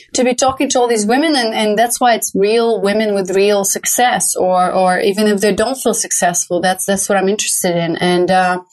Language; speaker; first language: English; non-native, fluent; Romanian